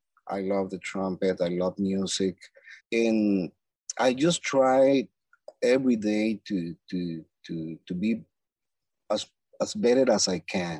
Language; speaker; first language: English; non-native, fluent; Spanish